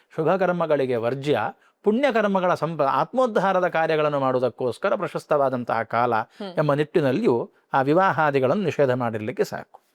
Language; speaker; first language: Kannada; native; Kannada